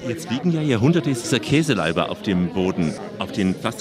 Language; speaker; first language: German; native; German